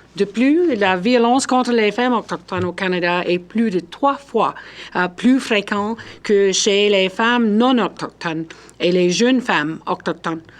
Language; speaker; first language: French; non-native, local second language; English